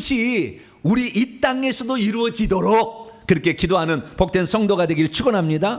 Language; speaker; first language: Korean; native; Korean